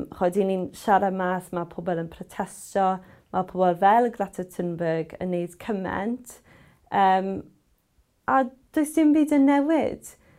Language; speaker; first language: Welsh; native; Welsh